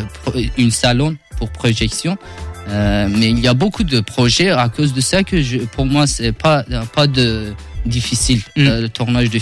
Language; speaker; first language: French; non-native, learner; Kurdish